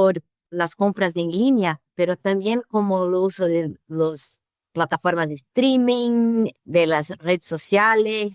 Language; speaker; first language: Spanish; non-native, fluent; Portuguese